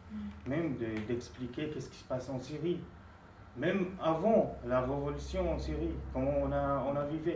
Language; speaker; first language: French; non-native, fluent; Arabic